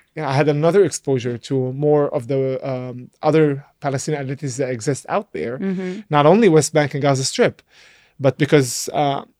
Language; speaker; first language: English; non-native, fluent; Arabic